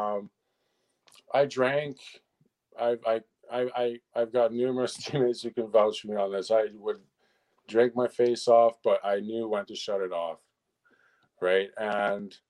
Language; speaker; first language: English; early bilingual, other home language; French